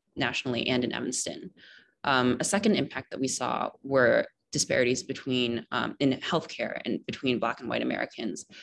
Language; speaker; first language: English; native; English